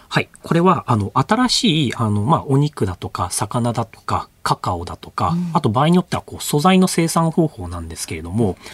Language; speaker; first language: Japanese; native; Japanese